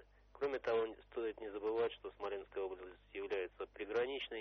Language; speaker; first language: Russian; native; Russian